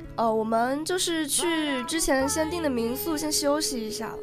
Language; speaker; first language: Chinese; native; Chinese